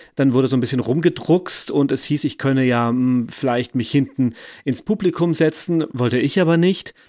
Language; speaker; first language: German; native; German